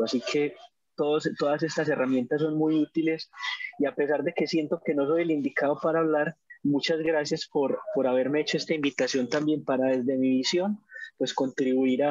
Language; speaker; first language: Spanish; native; Spanish